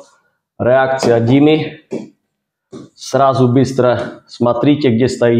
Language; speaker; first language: Russian; non-native, fluent; Czech